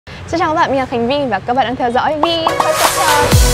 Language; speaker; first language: Vietnamese; native; Vietnamese